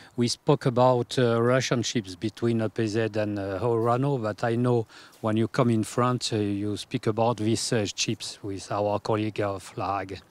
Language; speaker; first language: English; non-native, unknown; French